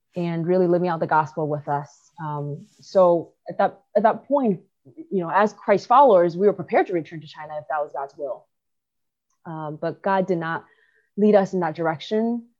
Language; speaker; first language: English; early bilingual, other home language; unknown